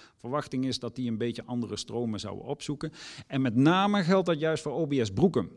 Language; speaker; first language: Dutch; native; Dutch